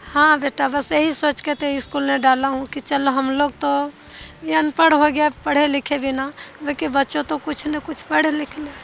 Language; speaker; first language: Hindi; native; Hindi